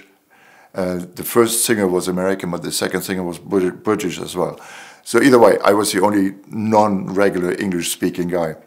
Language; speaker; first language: English; non-native, fluent; German